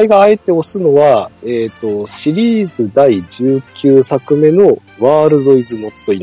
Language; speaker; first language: Japanese; native; Japanese